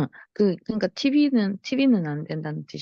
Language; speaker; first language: Korean; non-native, local second language; Russian